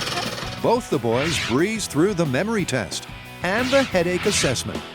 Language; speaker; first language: English; native; English